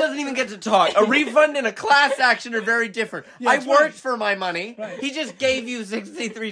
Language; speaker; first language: English; native; English